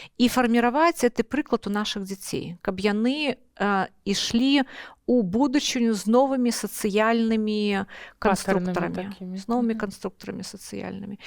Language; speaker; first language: Belarusian; non-native, local second language; Russian